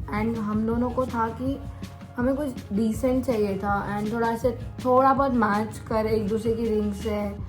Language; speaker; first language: Hindi; native; Hindi